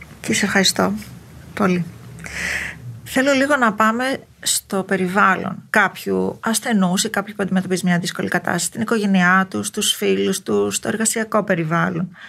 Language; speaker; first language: Greek; native; Greek